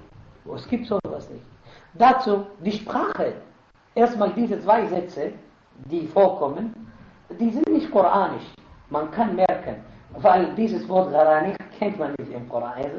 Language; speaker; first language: German; non-native, fluent; Arabic